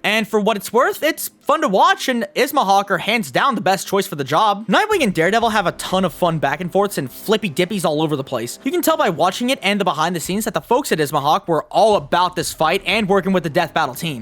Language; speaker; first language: English; native; English